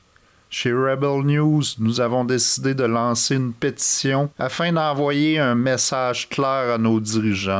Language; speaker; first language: French; native; French